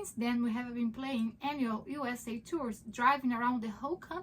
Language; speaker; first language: English; non-native, fluent; Portuguese